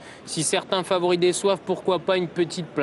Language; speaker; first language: French; native; French